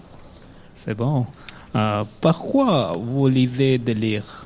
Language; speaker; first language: French; non-native, learner; Arabic